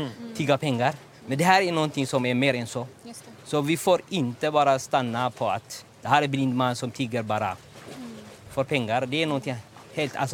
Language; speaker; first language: Swedish; non-native, learner; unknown